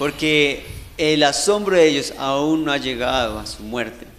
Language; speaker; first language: Spanish; native; Spanish